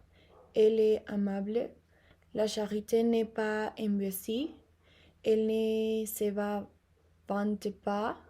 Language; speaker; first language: French; non-native, learner; Spanish